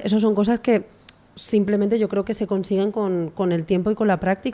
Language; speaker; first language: Spanish; native; Spanish